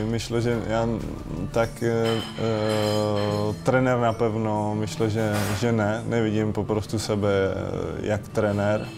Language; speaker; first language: Polish; non-native, learner; Czech